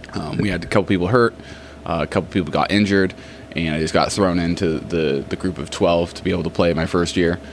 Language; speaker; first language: English; native; English